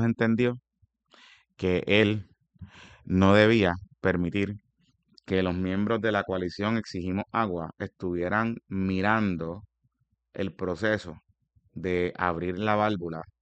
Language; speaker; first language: Spanish; native; Spanish